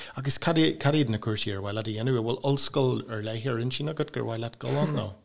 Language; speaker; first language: Irish; non-native, local second language; English